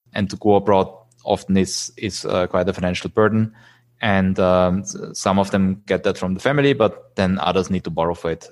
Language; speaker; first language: English; non-native, fluent; German